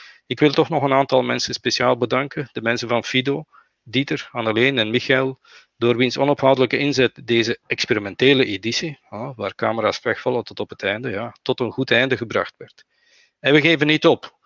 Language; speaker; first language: Dutch; native; Dutch